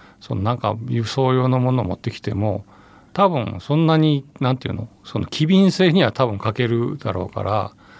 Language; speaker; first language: Japanese; native; Japanese